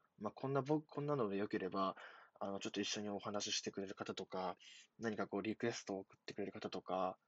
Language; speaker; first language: Japanese; native; Japanese